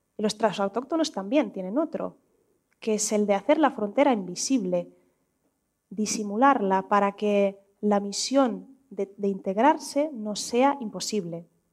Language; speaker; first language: Spanish; non-native, fluent; Russian